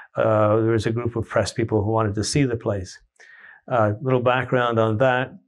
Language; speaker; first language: English; native; English